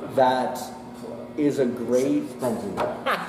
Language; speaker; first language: English; native; English